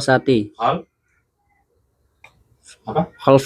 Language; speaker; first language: Arabic; non-native, learner; Indonesian